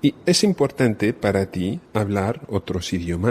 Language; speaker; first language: Spanish; non-native, fluent; English